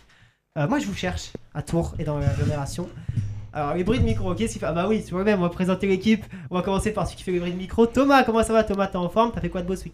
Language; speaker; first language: French; native; French